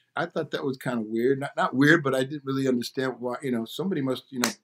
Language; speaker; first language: English; native; English